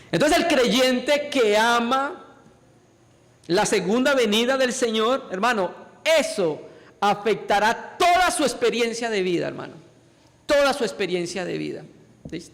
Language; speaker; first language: Spanish; native; Spanish